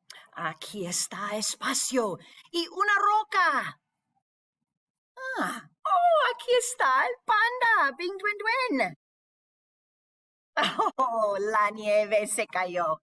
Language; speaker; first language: Spanish; non-native, learner; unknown